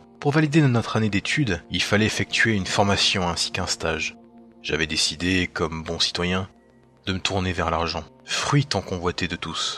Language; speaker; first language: French; native; French